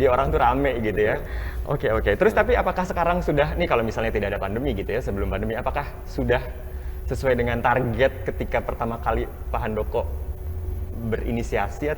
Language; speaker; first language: Indonesian; native; Indonesian